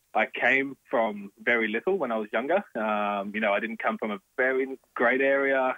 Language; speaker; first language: English; native; English